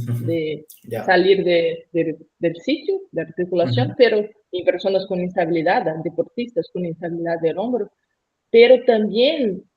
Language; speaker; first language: Spanish; non-native, learner; Portuguese